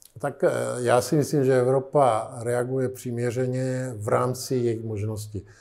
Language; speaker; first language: Czech; non-native, fluent; Italian